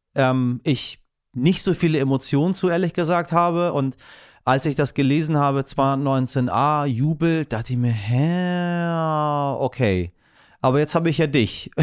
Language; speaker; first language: German; early bilingual, other home language; Persian